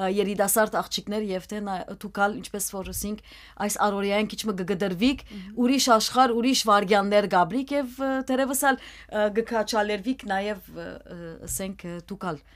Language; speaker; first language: Armenian; early bilingual, heritage; Armenian